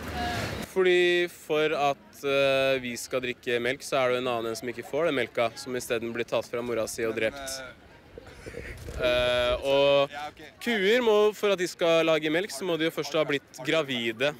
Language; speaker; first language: Norwegian; native; Norwegian